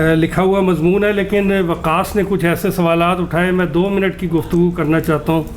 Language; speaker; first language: Urdu; native; Urdu